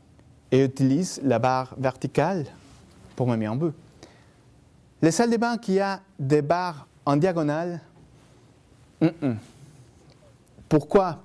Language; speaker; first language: French; non-native, fluent; Spanish